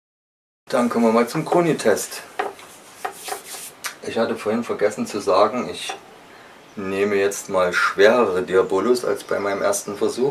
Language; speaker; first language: German; native; German